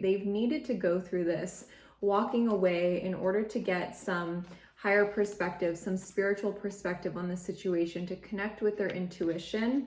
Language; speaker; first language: English; native; English